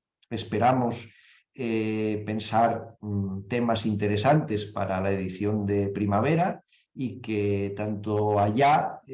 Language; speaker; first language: Spanish; native; Spanish